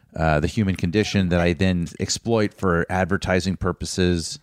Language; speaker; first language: English; native; English